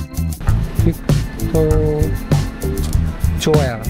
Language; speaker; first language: Korean; native; Korean